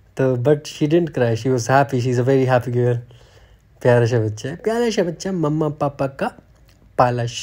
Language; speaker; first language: Hindi; native; Hindi